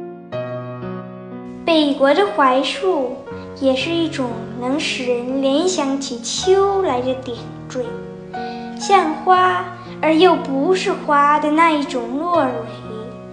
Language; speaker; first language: Chinese; early bilingual, heritage; Chinese